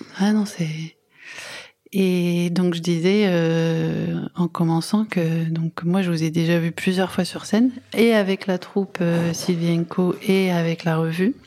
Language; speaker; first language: French; native; French